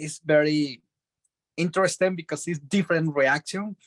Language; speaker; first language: English; non-native, learner; Spanish